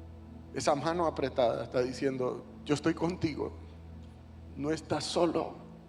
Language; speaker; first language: Spanish; native; Spanish